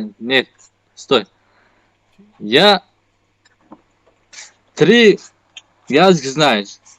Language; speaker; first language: Russian; non-native, learner; Chinese